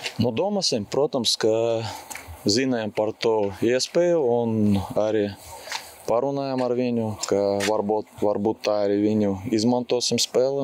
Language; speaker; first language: Latvian; non-native, local second language; Russian